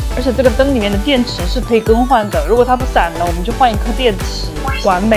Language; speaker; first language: Chinese; native; Chinese